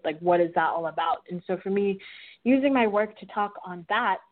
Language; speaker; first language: English; native; English